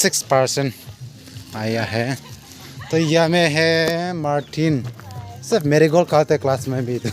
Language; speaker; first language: Hindi; non-native, local second language; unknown